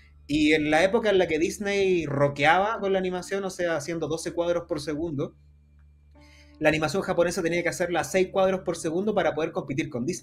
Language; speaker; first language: Spanish; native; Spanish